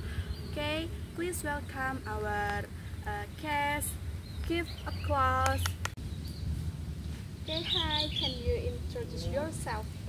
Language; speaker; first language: English; non-native, learner; Indonesian